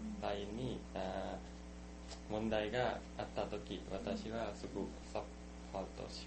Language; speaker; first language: Japanese; non-native, learner; Thai